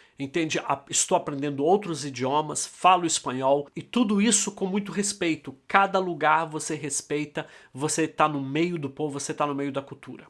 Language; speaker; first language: Portuguese; native; Portuguese